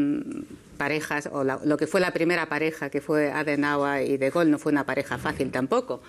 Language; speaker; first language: Spanish; native; Spanish